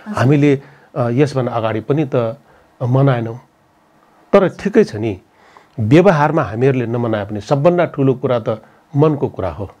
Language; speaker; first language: Nepali; non-native, local second language; Newari